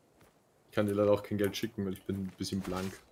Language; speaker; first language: German; native; German